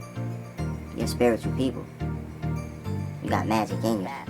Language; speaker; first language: English; native; English